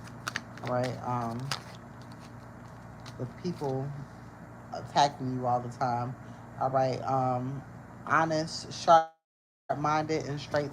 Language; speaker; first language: English; native; English